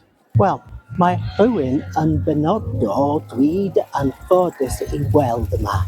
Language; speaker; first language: Welsh; non-native, learner; English